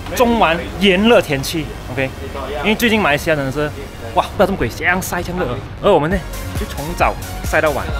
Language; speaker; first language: Chinese; native; Chinese